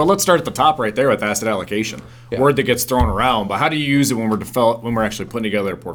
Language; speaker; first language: English; native; English